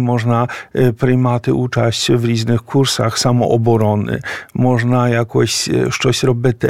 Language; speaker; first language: Ukrainian; non-native, fluent; Polish